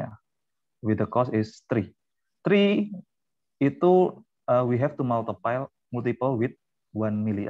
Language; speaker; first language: English; non-native, fluent; Indonesian